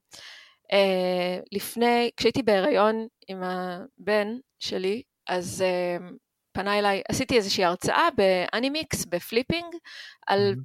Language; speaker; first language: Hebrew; native; Hebrew